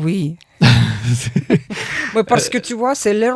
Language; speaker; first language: French; non-native, learner; Russian